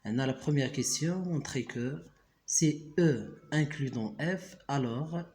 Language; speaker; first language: French; non-native, local second language; Arabic